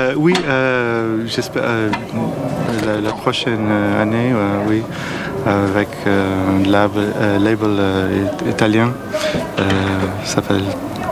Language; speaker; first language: French; non-native, learner; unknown